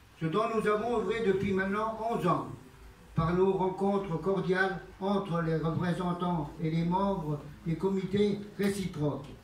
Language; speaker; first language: French; early bilingual, other home language; Italian